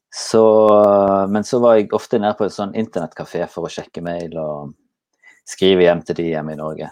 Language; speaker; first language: Norwegian; native; Norwegian